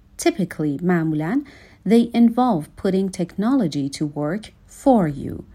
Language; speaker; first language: English; non-native, fluent; Persian